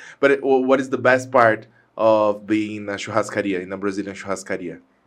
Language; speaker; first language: English; non-native, fluent; Portuguese